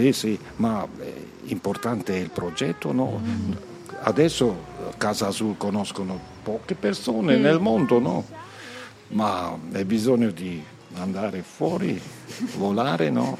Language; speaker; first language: Italian; non-native, learner; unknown